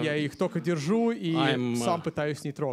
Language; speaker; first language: Russian; early bilingual, heritage; Russian